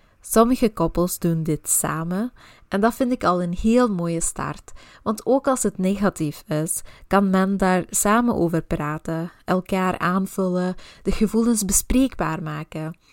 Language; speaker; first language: Dutch; non-native, local second language; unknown